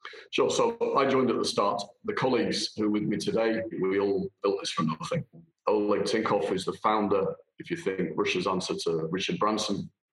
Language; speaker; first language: English; native; English